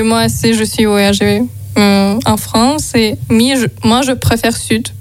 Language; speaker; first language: French; non-native, learner; Azerbaijani